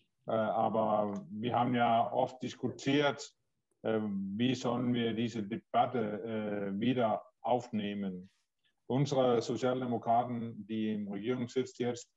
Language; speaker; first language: German; non-native, learner; Danish